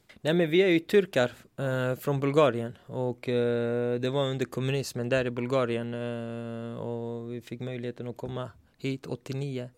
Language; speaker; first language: Swedish; early bilingual, other home language; Turkish